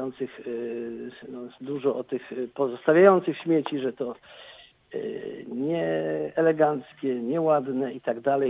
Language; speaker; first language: Polish; native; Polish